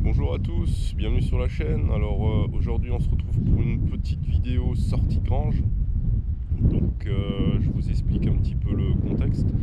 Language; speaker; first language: French; native; French